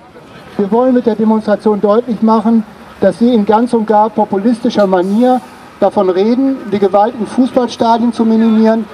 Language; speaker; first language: German; native; German